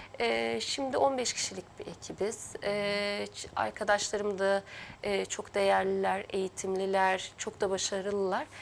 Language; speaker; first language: Turkish; early bilingual, heritage; Turkish